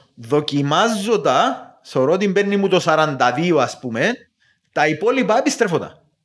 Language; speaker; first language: Greek; native; Greek